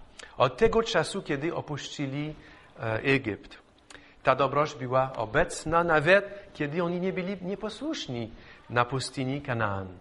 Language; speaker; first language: Polish; non-native, fluent; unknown